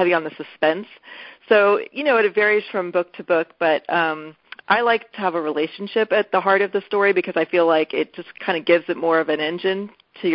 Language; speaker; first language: English; native; English